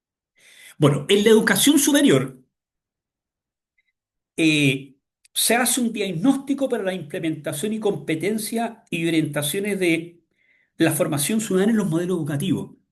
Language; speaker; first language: Spanish; native; Spanish